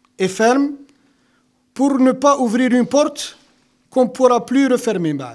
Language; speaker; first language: French; non-native, local second language; Arabic